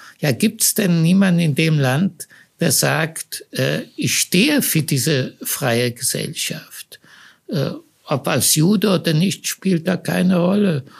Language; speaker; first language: German; native; German